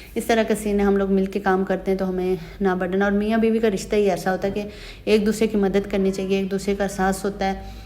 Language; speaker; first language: Urdu; native; Urdu